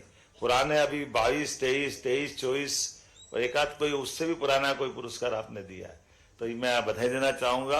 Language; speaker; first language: Hindi; native; Hindi